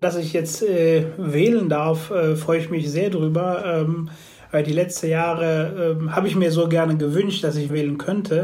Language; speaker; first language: German; early bilingual, other home language; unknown